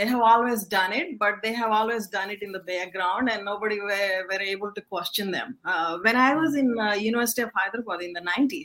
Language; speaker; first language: English; non-native, local second language; Telugu